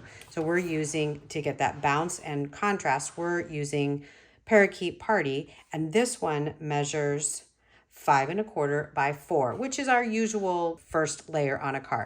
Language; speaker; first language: English; native; English